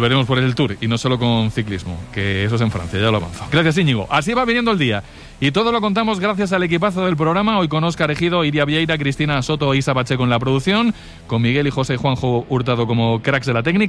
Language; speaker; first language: Spanish; native; Spanish